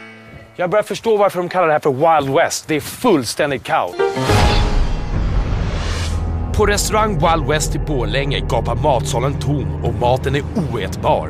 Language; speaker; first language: Swedish; native; Swedish